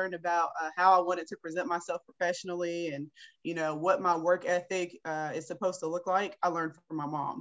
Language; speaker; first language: English; native; English